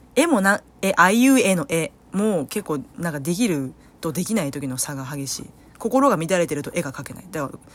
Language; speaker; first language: Japanese; early bilingual, other home language; Vietnamese